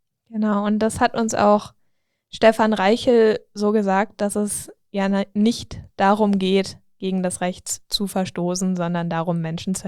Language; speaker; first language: German; native; German